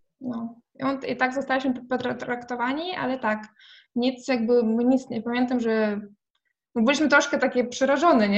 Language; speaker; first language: Polish; non-native, fluent; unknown